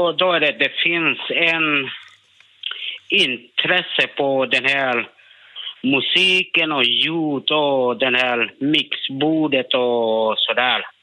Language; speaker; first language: Swedish; non-native, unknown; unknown